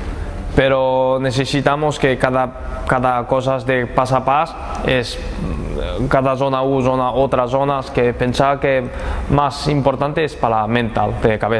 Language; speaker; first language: Spanish; non-native, learner; Japanese